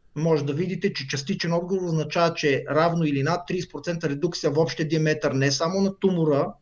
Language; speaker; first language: Bulgarian; early bilingual, other home language; Hebrew